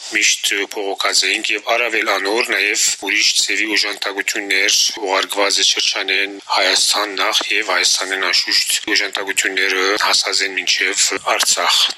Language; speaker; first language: Armenian; early bilingual, heritage; Armenian